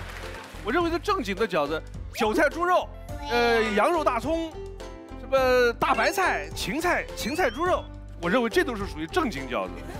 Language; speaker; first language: Chinese; native; Chinese